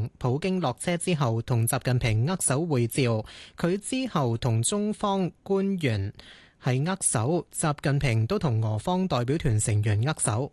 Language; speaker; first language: Cantonese; native; Cantonese